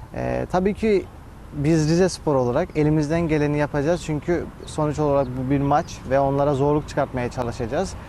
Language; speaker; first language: Turkish; native; Turkish